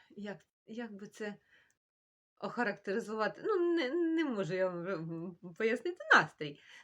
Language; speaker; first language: Ukrainian; non-native, local second language; Russian